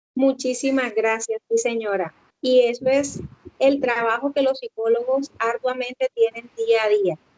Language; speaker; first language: Spanish; native; Spanish